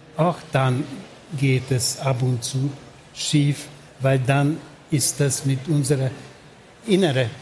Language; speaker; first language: German; non-native, fluent; Hungarian